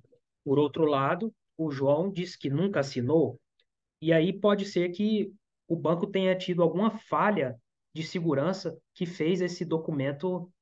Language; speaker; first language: Portuguese; native; Portuguese